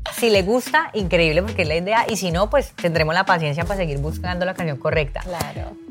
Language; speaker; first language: Spanish; native; Spanish